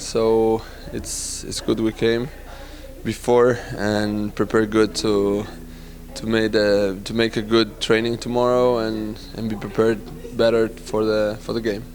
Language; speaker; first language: English; non-native, learner; Spanish